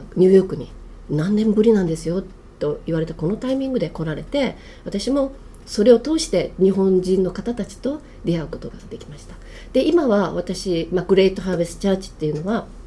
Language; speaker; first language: Japanese; native; Japanese